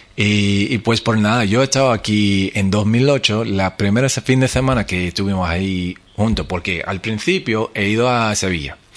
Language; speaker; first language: Spanish; non-native, fluent; English